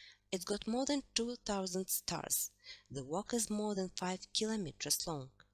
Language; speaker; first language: English; non-native, fluent; Russian